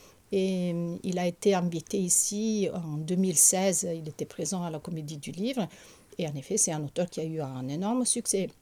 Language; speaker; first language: French; non-native, fluent; Italian